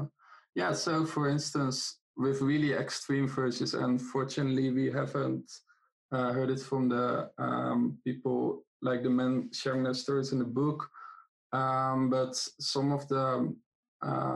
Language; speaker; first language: English; non-native, fluent; Dutch